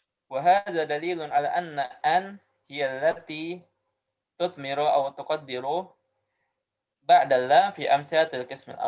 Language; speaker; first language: Arabic; non-native, fluent; Indonesian